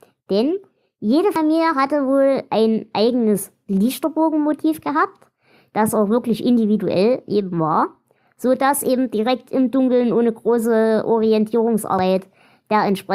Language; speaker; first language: German; native; German